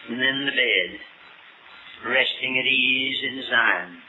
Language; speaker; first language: English; native; English